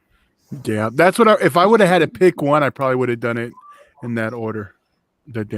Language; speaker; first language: English; native; English